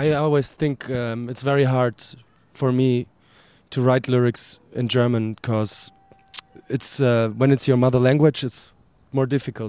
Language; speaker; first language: English; non-native, fluent; German